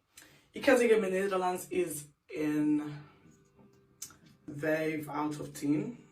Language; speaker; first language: Dutch; non-native, local second language; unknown